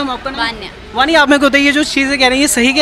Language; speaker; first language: Hindi; native; Hindi